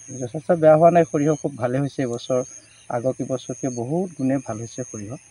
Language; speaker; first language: Assamese; native; Assamese